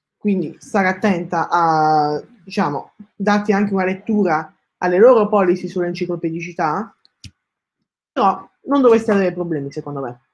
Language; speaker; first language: Italian; native; Italian